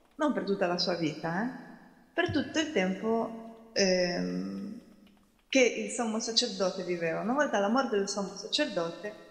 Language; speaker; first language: Italian; non-native, fluent; Ukrainian